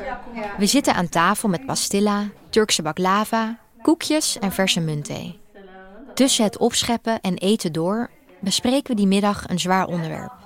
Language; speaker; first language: Dutch; native; Dutch